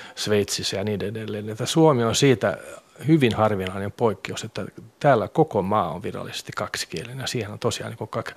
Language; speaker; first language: Finnish; non-native, local second language; Swedish